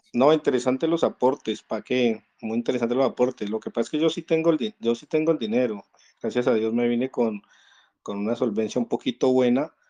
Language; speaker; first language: Spanish; native; Spanish